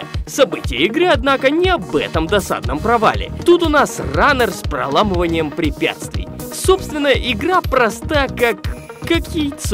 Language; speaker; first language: Russian; native; Russian